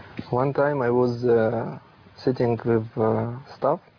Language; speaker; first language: English; non-native, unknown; Russian